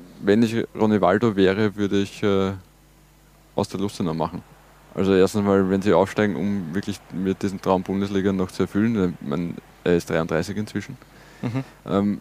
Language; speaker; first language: German; native; German